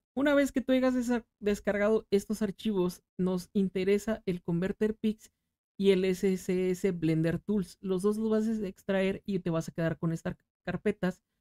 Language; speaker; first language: Spanish; native; Spanish